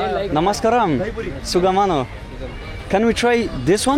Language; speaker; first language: English; non-native, learner; French